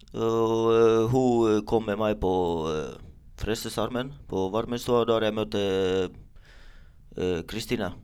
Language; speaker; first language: Norwegian; non-native, learner; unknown